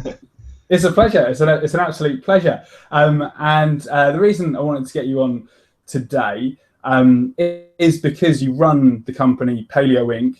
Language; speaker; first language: English; native; English